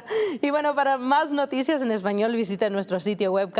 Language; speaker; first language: Spanish; native; Spanish